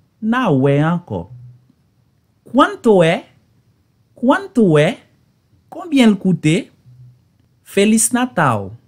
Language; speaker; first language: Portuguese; non-native, learner; Haitian Creole